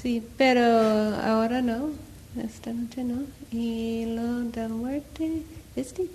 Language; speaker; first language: Spanish; non-native, learner; English